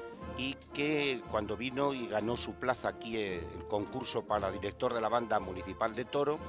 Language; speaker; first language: Spanish; native; Spanish